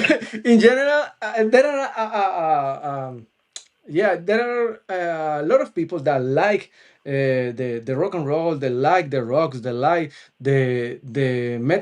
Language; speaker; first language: English; non-native, local second language; Spanish